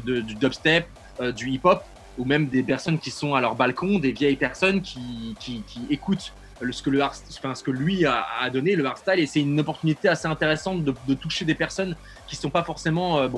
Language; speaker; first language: French; native; French